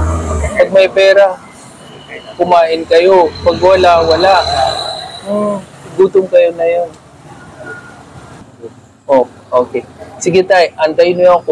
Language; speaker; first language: Filipino; non-native, learner; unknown